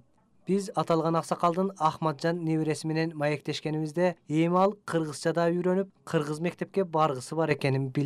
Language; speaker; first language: Kyrgyz; native; Kyrgyz